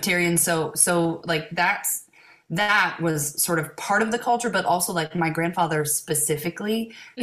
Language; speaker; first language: English; native; English